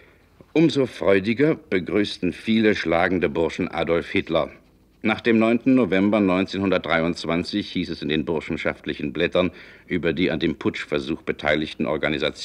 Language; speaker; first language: German; native; German